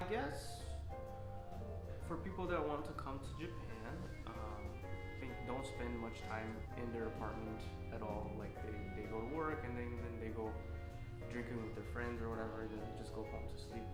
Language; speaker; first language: English; non-native, fluent; Portuguese